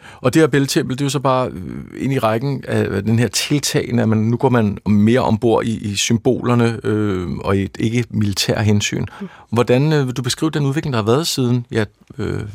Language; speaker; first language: Danish; native; Danish